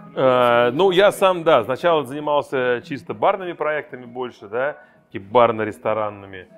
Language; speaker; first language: Russian; native; Russian